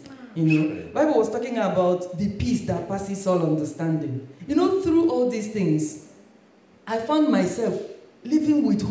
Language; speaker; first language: English; non-native, local second language; Igbo